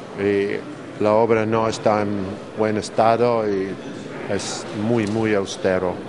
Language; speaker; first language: Spanish; non-native, fluent; English